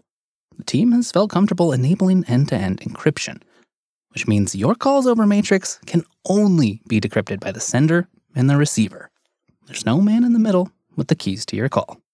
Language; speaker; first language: English; native; English